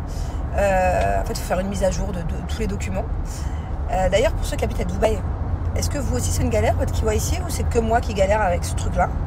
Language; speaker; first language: French; native; French